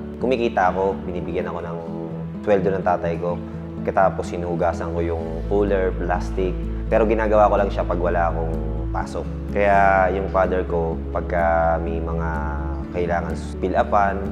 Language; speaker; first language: Filipino; native; Filipino